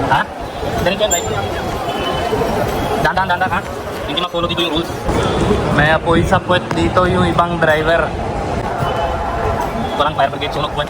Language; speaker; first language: Filipino; non-native, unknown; Punjabi